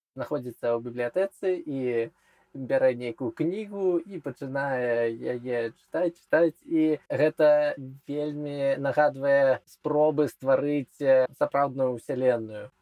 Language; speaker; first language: Belarusian; non-native, local second language; Russian